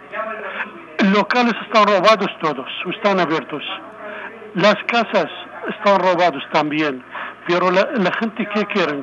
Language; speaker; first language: Spanish; non-native, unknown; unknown